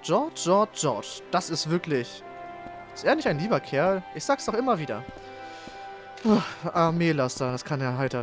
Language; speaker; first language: German; native; German